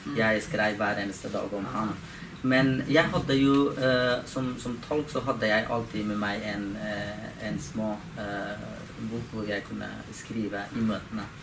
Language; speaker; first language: Norwegian; non-native, fluent; Persian